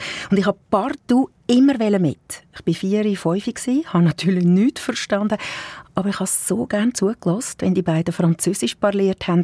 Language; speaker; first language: German; native; German